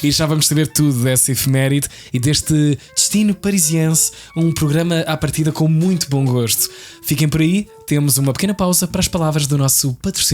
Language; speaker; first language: Portuguese; native; Portuguese